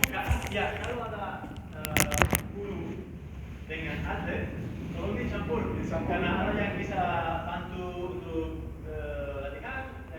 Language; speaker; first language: Indonesian; non-native, learner; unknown